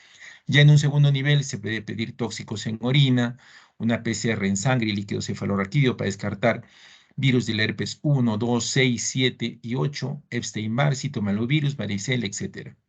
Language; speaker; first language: Spanish; native; Spanish